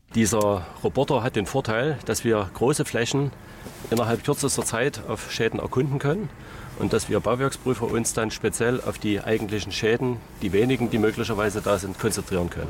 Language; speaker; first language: German; native; German